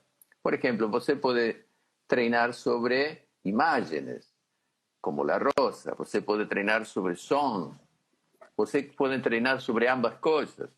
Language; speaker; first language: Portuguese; non-native, fluent; Spanish